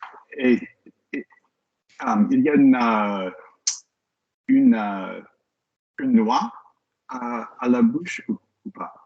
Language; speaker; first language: French; non-native, learner; English